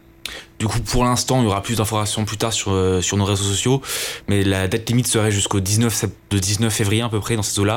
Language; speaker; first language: French; native; French